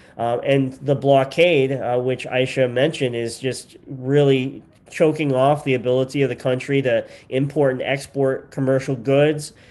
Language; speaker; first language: English; native; English